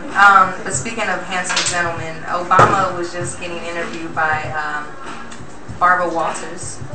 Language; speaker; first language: English; native; English